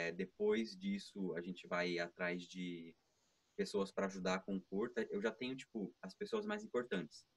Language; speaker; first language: Portuguese; early bilingual, heritage; Portuguese